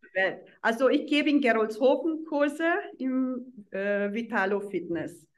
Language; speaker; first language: German; non-native, fluent; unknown